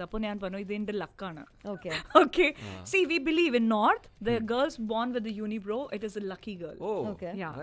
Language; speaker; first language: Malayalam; non-native, local second language; Hindi